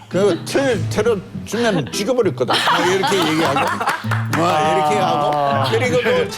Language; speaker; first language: Korean; non-native, fluent; English